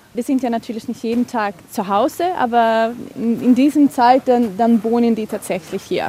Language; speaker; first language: German; non-native, fluent; Swedish